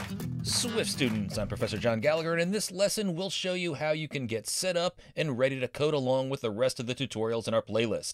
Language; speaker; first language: English; native; English